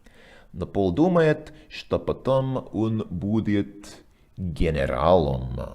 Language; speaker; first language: Russian; non-native, fluent; English